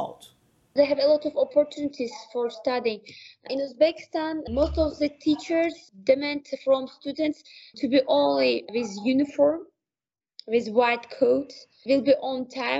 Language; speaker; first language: English; non-native, learner; Uzbek